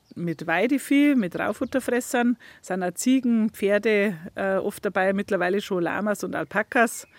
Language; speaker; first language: German; native; German